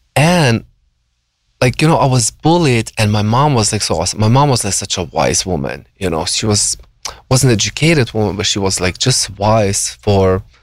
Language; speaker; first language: English; non-native, fluent; Slovenian